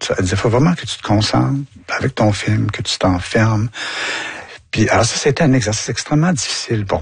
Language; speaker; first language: French; native; French